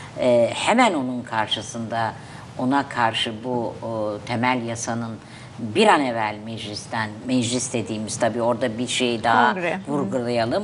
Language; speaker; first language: Turkish; native; Turkish